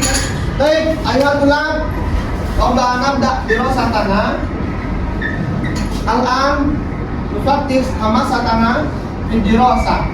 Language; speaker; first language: Arabic; non-native, fluent; Indonesian